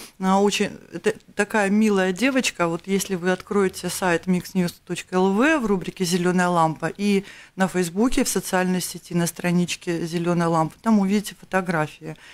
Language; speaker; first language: Russian; native; Russian